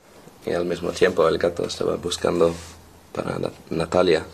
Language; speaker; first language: Spanish; non-native, learner; English